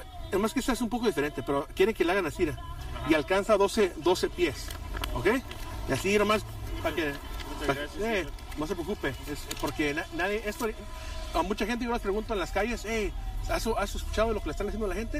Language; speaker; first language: Spanish; early bilingual, heritage; Spanish